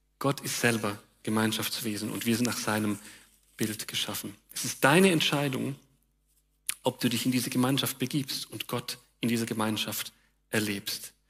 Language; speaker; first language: German; native; German